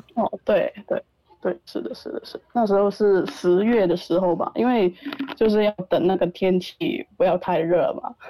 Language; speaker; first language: Chinese; non-native, local second language; Cantonese